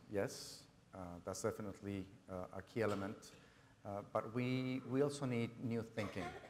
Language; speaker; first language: English; non-native, fluent; Spanish